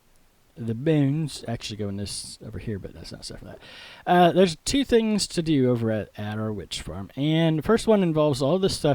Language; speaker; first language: English; native; English